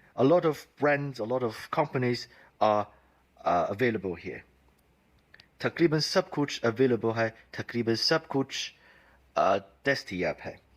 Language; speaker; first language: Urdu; non-native, fluent; Chinese